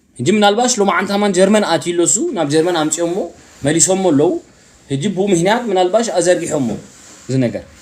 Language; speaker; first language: Tigrinya; early bilingual, heritage; Tigrinya